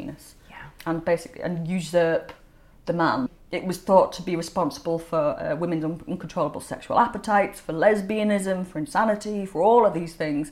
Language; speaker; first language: English; native; English